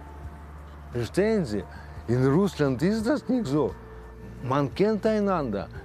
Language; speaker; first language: German; non-native, fluent; Russian